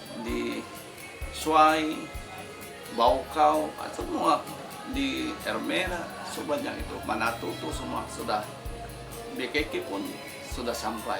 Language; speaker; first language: Indonesian; non-native, local second language; Tetum